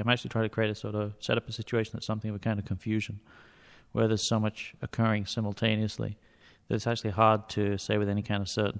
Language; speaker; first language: English; native; English